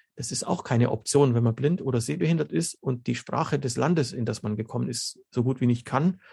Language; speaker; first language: German; early bilingual, other home language; Slovenian